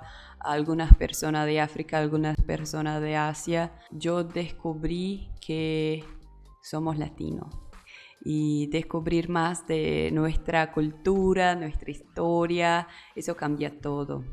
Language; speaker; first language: Spanish; non-native, learner; Portuguese